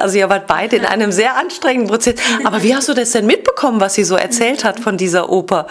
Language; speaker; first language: German; native; German